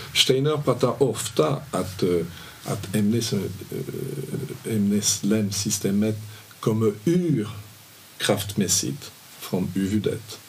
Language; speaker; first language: Swedish; non-native, fluent; French